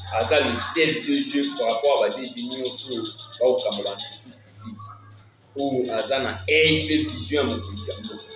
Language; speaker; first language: Lingala; native; Lingala